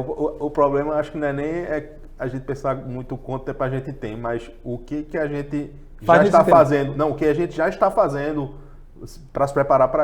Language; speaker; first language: Portuguese; native; Portuguese